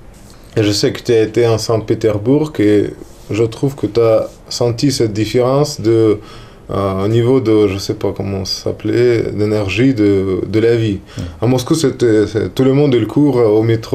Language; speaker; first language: French; non-native, learner; Russian